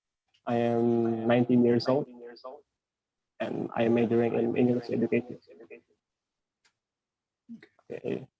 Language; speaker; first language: English; non-native, fluent; Indonesian